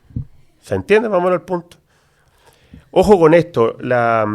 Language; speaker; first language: Spanish; native; Spanish